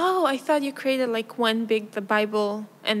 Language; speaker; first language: English; non-native, fluent; Serbian